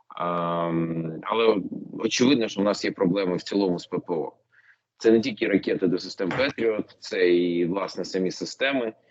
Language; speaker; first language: Ukrainian; non-native, local second language; Russian